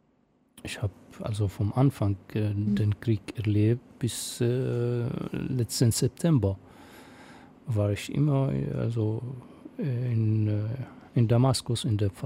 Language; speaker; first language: German; non-native, fluent; Arabic